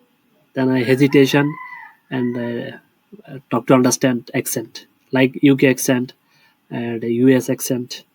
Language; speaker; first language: English; non-native, learner; Bangla